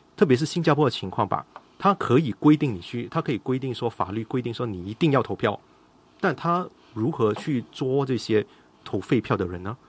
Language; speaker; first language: Chinese; native; Chinese